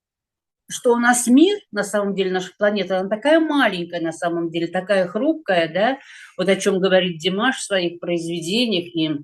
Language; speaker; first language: Russian; native; Russian